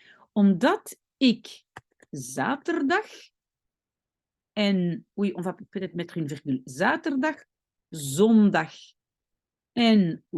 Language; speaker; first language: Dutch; non-native, local second language; French